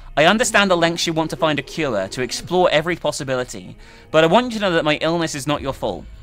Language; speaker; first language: English; native; English